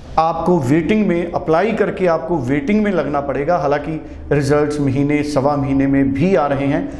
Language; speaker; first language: Hindi; non-native, local second language; Punjabi